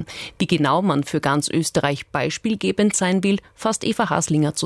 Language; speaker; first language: German; native; German